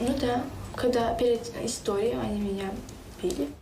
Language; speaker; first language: Russian; non-native, learner; Kyrgyz